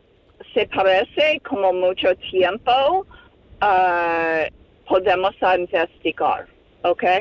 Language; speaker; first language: Spanish; non-native, learner; English